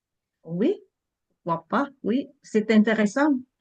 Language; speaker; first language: French; non-native, learner; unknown